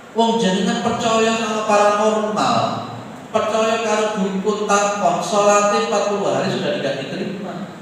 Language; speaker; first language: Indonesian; non-native, local second language; Javanese